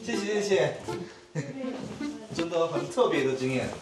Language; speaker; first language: Chinese; non-native, learner; Korean